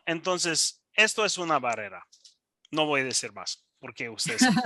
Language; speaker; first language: Spanish; non-native, learner; English